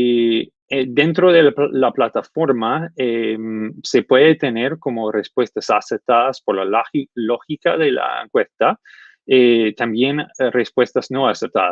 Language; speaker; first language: Spanish; non-native, fluent; English